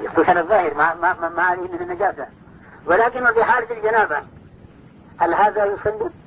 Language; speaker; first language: Arabic; non-native, fluent; Urdu